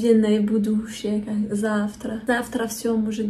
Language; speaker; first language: Russian; non-native, fluent; French